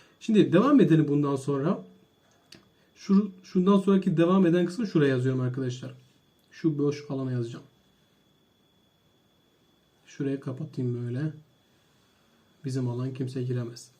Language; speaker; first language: Turkish; native; Turkish